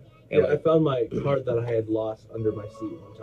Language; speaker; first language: English; native; English